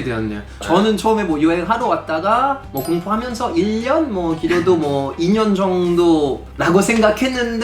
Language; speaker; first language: Korean; non-native, fluent; French